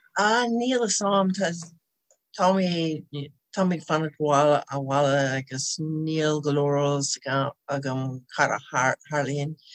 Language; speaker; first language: Irish; non-native, learner; English